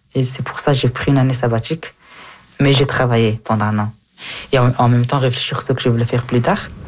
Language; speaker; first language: French; early bilingual, other home language; Persian